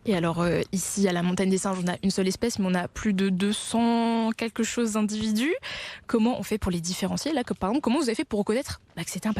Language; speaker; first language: French; native; French